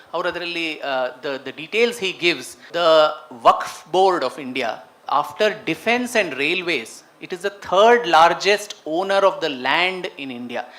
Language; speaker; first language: English; non-native, local second language; Kannada